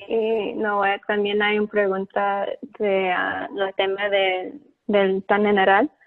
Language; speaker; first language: Spanish; early bilingual, heritage; Spanish